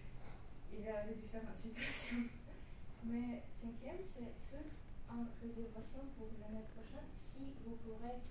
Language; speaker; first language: French; non-native, learner; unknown